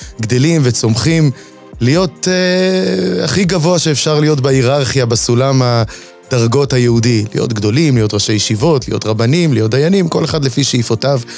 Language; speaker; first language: Hebrew; native; Hebrew